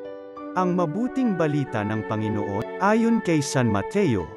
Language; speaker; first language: Filipino; native; Filipino